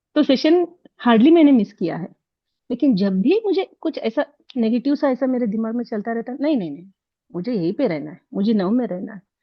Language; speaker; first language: Hindi; non-native, local second language; Kannada